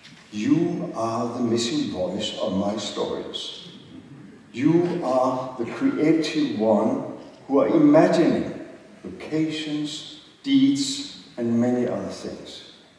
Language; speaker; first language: English; non-native, fluent; Danish